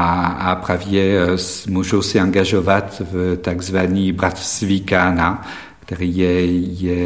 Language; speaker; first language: Czech; non-native, fluent; French